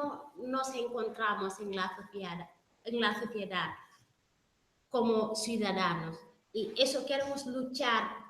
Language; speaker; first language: Spanish; non-native, fluent; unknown